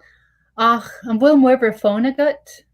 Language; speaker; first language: Irish; non-native, learner; English